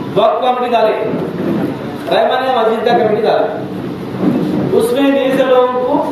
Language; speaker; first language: Hindi; native; Hindi